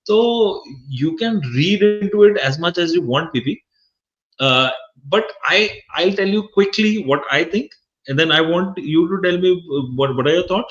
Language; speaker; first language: English; non-native, local second language; Hindi